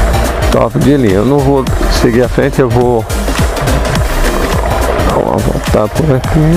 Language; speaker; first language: Portuguese; native; Portuguese